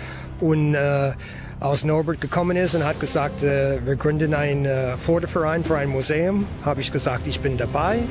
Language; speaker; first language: German; non-native, fluent; English